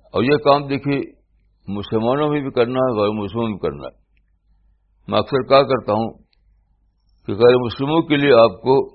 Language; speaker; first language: Urdu; native; Urdu